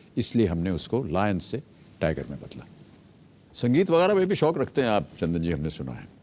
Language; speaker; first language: Hindi; native; Hindi